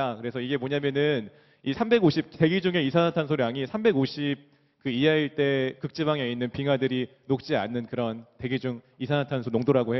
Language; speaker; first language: Korean; native; Korean